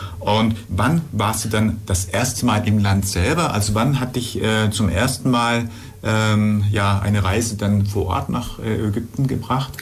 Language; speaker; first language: German; native; German